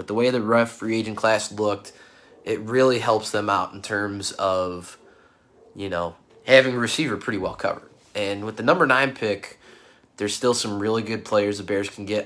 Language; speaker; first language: English; native; English